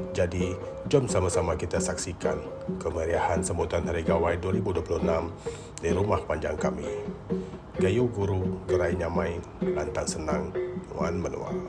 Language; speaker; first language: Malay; non-native, local second language; Iban